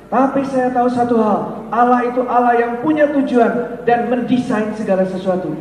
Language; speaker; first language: Indonesian; native; Indonesian